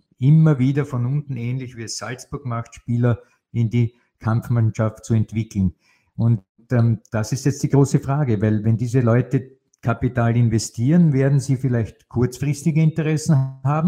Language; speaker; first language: German; native; German